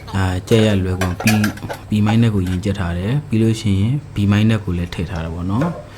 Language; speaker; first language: Burmese; native; Burmese